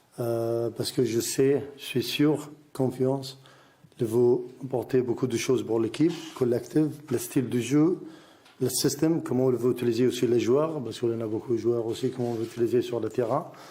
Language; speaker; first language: French; non-native, learner; Arabic